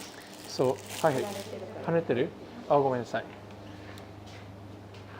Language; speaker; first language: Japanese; non-native, learner; English